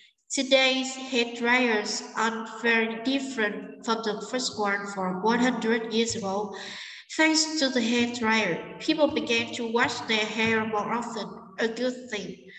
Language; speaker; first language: English; non-native, fluent; Vietnamese